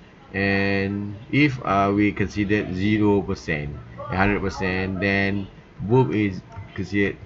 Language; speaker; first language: English; non-native, local second language; Malay